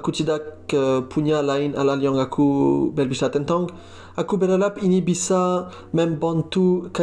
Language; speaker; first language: Indonesian; non-native, learner; French